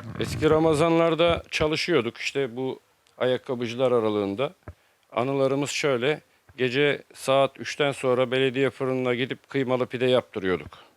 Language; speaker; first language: Turkish; native; Turkish